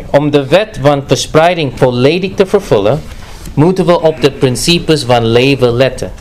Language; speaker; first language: Dutch; non-native, fluent; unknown